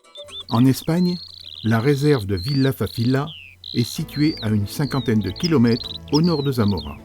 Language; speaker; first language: French; native; French